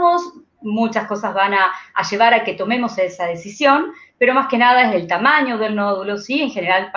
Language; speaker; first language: Spanish; native; Spanish